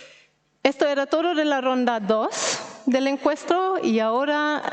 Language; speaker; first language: Spanish; non-native, fluent; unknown